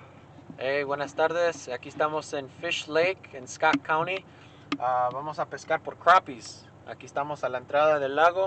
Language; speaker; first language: Spanish; early bilingual, heritage; Spanish